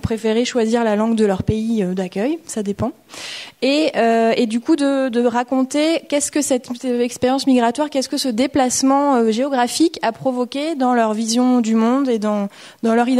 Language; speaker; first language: French; native; French